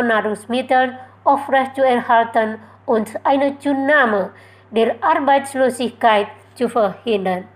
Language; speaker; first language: German; non-native, fluent; Indonesian